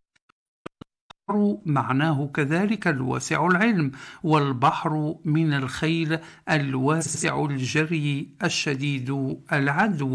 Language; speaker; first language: Arabic; native; Arabic